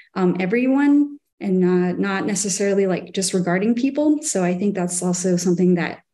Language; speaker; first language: English; native; English